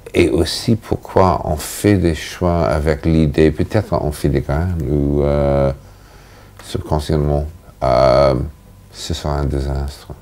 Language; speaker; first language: French; non-native, fluent; English